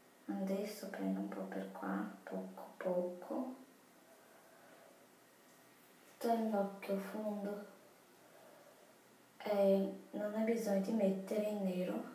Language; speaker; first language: Italian; non-native, fluent; Portuguese